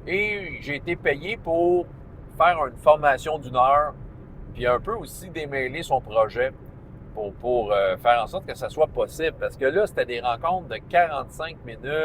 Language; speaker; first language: French; native; French